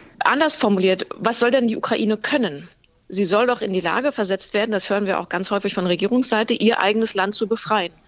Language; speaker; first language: German; native; German